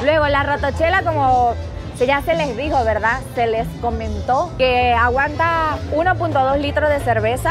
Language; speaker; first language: Spanish; native; Spanish